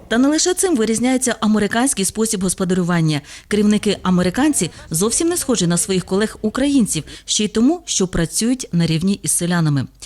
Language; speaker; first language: Ukrainian; native; Ukrainian